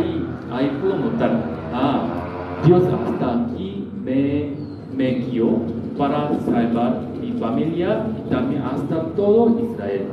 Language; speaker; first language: Spanish; non-native, learner; Korean